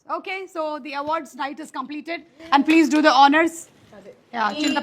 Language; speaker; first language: Telugu; native; Telugu